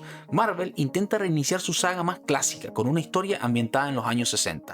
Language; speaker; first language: Spanish; native; Spanish